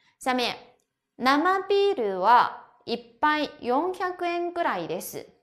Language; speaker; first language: Japanese; non-native, fluent; Chinese